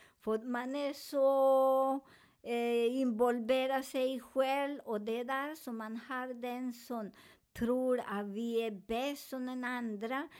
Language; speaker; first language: Swedish; non-native, learner; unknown